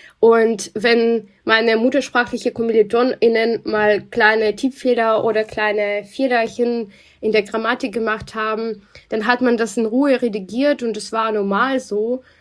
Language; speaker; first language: German; non-native, fluent; Russian